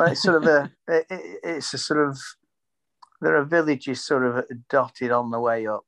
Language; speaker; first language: English; native; English